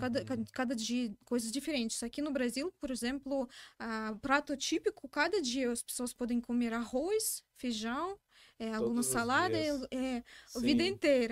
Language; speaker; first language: Portuguese; non-native, learner; Russian